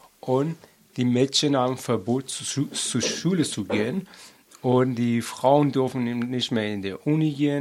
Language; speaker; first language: German; non-native, learner; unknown